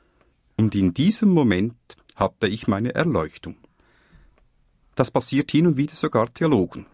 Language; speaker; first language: German; native; German